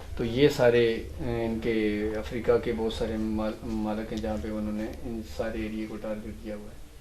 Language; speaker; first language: Urdu; non-native, local second language; Punjabi